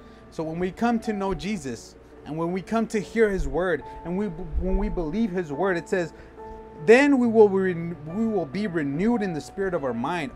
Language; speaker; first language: English; early bilingual, other home language; Spanish